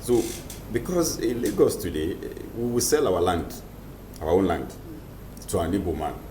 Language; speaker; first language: English; non-native, local second language; Yoruba